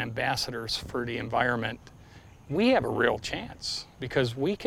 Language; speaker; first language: English; native; English